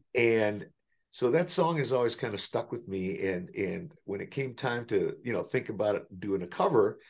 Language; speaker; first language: English; native; English